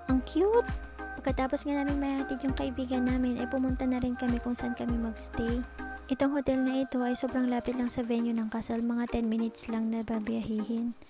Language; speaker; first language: Filipino; native; Filipino